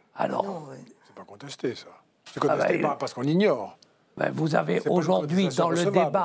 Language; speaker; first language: French; native; French